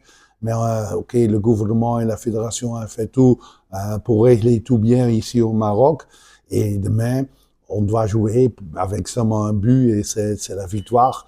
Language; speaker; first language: French; non-native, local second language; Dutch